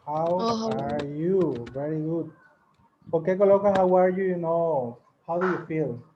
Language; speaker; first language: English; non-native, learner; Spanish